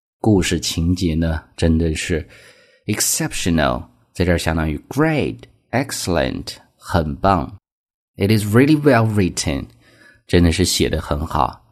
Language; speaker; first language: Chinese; native; Chinese